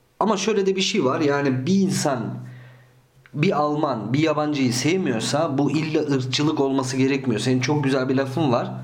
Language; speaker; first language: Turkish; early bilingual, heritage; Turkish